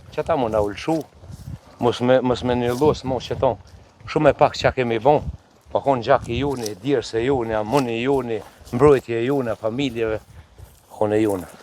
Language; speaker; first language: Albanian; native; Albanian